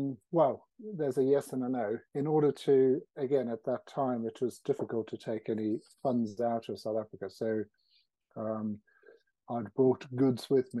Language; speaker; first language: English; native; English